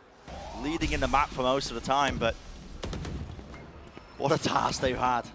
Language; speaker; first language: English; native; English